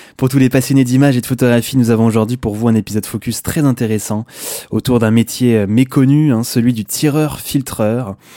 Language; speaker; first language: French; native; French